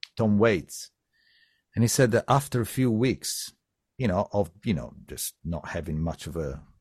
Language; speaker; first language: English; non-native, fluent; Italian